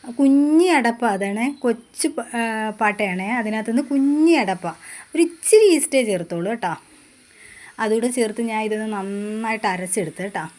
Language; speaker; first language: Malayalam; native; Malayalam